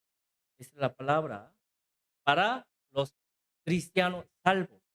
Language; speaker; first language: Spanish; non-native, learner; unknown